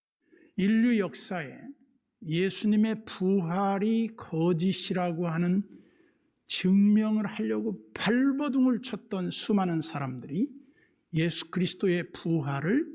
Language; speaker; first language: Korean; native; Korean